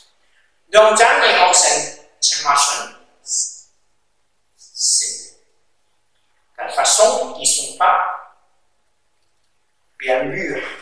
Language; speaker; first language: French; non-native, learner; Chinese